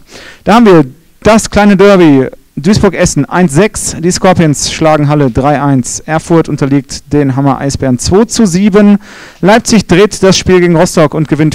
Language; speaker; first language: German; native; German